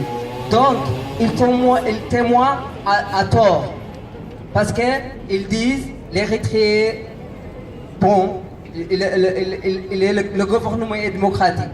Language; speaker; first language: French; non-native, learner; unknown